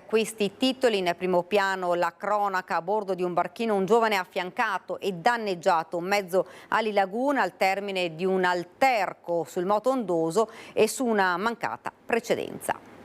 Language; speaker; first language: Italian; native; Italian